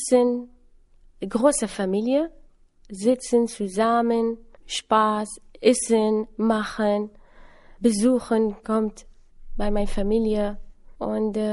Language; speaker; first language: German; non-native, learner; Assyrian Neo-Aramaic